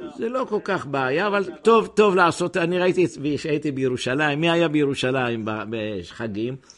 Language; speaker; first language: Hebrew; native; Hebrew